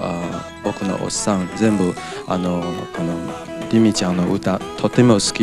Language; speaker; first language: Japanese; non-native, learner; Min Nan Chinese